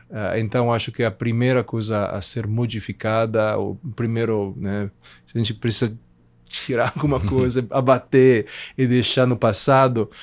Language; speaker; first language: Portuguese; non-native, fluent; Italian